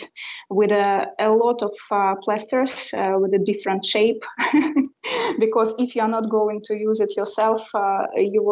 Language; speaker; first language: English; non-native, fluent; Russian